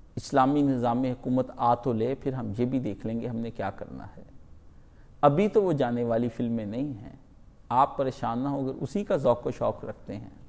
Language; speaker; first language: Urdu; non-native, local second language; Punjabi